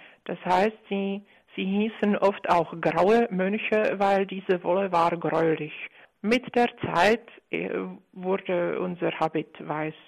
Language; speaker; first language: German; non-native, fluent; Czech